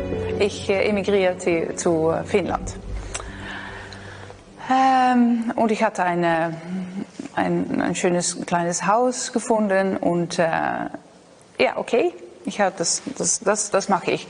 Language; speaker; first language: German; non-native, learner; Dutch